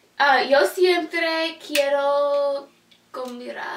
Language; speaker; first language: Spanish; non-native, learner; English